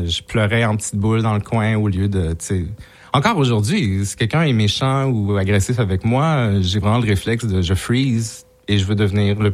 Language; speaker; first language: French; native; French